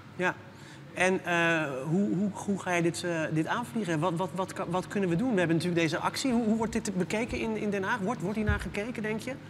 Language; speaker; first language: Dutch; native; Dutch